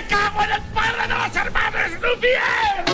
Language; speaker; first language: Spanish; native; Spanish